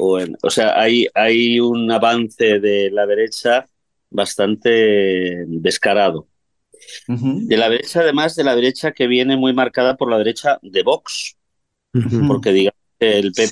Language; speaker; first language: Spanish; native; Spanish